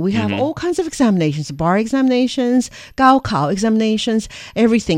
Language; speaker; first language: English; non-native, fluent; Chinese